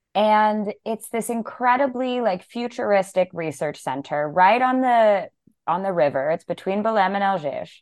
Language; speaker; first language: English; native; English